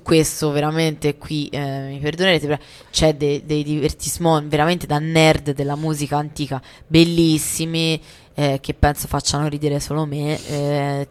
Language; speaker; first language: Italian; native; Italian